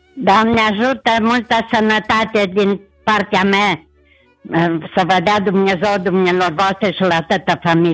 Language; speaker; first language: Romanian; native; Romanian